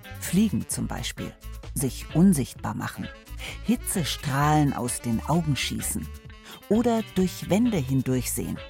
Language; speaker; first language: German; native; German